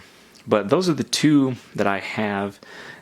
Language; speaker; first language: English; native; English